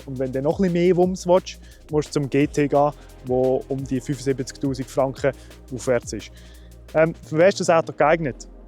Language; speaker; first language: German; native; German